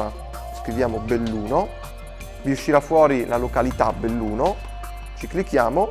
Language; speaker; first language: Italian; native; Italian